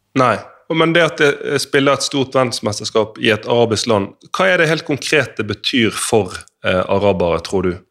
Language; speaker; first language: Norwegian; native; Norwegian